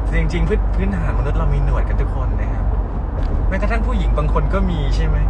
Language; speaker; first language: Thai; native; Thai